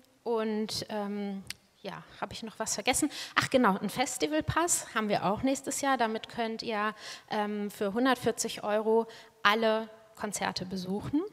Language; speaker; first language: German; native; German